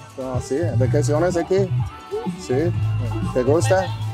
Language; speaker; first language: Spanish; non-native, learner; English